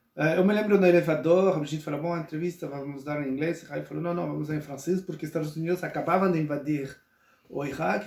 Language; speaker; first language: Portuguese; non-native, local second language; Spanish